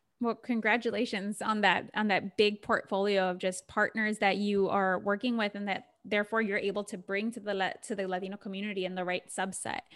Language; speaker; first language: English; native; English